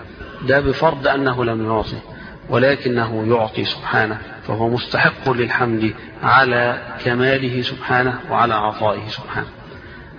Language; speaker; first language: Arabic; native; Arabic